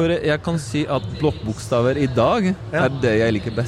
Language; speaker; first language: Norwegian; non-native, fluent; Polish